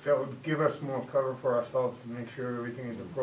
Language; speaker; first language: English; native; English